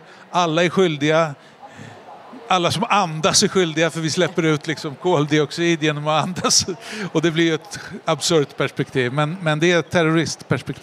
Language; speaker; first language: Swedish; native; Swedish